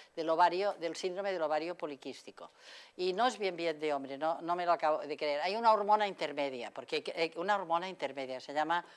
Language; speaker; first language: Spanish; non-native, local second language; Catalan